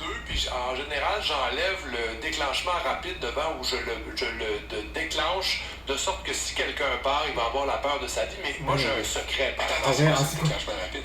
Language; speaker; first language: French; native; French